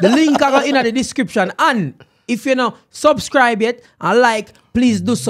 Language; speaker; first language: English; native; English